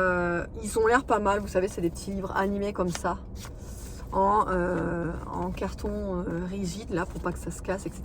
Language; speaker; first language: French; native; French